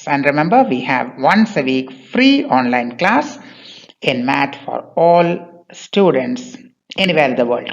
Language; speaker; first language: English; non-native, local second language; Bangla